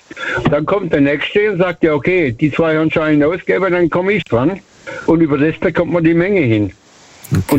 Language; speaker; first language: German; native; German